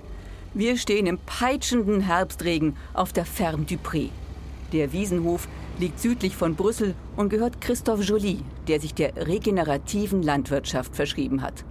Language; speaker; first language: German; native; German